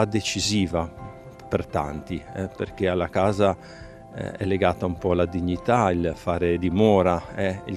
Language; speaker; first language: Italian; native; Italian